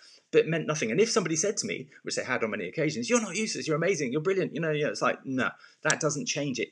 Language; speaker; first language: English; native; English